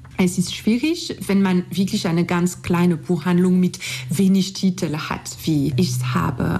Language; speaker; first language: German; non-native, fluent; French